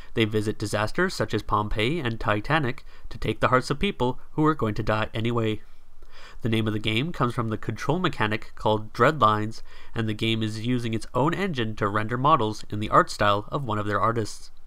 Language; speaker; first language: English; native; English